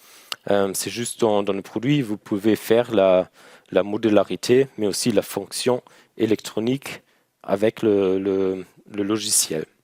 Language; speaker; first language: French; non-native, learner; German